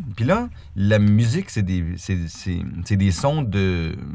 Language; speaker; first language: French; native; French